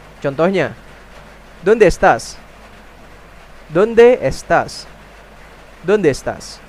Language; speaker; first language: Spanish; non-native, fluent; Indonesian